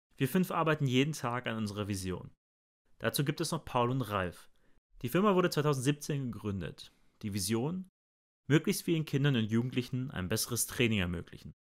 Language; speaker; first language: German; early bilingual, other home language; Bosnian